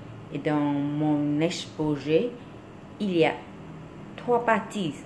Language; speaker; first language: French; non-native, learner; Vietnamese